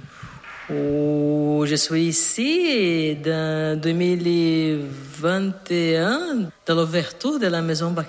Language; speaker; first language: French; non-native, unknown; Portuguese